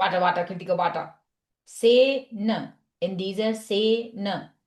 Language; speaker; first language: German; non-native, fluent; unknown